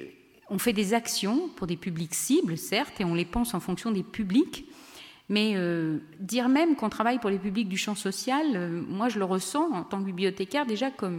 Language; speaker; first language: French; native; French